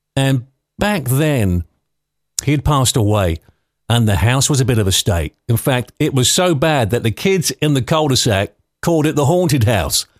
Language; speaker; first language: English; native; English